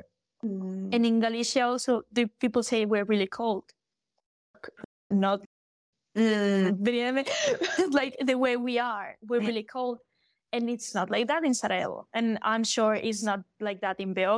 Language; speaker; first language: English; non-native, fluent; Galician